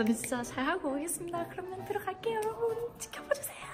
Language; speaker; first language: Korean; non-native, fluent; Thai